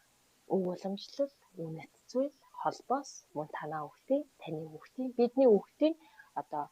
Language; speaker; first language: Mongolian; native; Mongolian